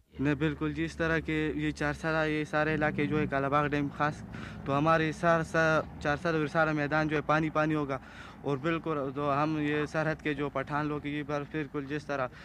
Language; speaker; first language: Urdu; non-native, local second language; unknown